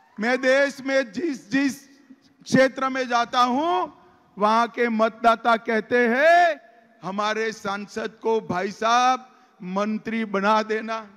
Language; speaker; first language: Hindi; non-native, local second language; Gujarati